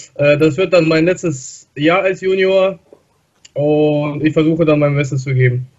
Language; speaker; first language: German; non-native, fluent; Russian